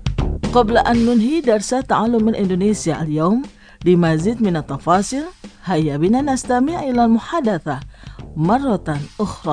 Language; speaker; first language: Arabic; non-native, fluent; Indonesian